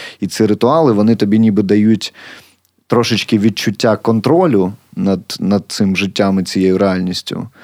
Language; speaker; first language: Ukrainian; native; Ukrainian